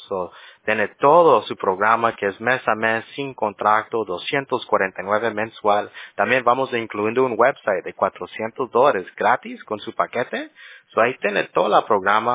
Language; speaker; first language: Spanish; early bilingual, heritage; English